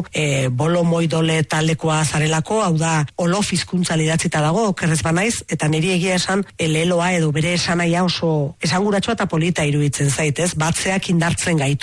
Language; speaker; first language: Basque; native; Basque